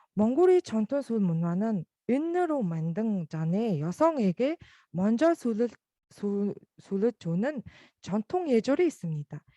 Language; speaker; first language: Korean; non-native, learner; Mongolian